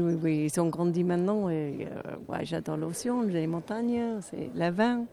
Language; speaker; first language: French; non-native, fluent; English